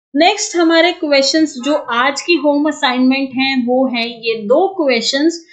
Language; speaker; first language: Hindi; native; Hindi